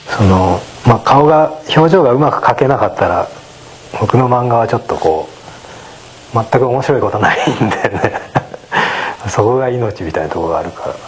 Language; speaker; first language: Japanese; native; Japanese